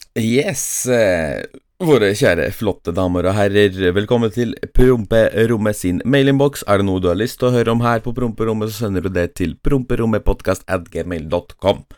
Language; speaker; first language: Norwegian; early bilingual, other home language; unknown